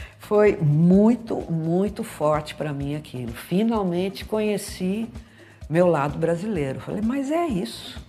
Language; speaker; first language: Portuguese; native; Portuguese